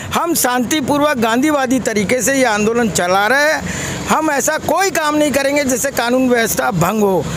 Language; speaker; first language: Hindi; native; Hindi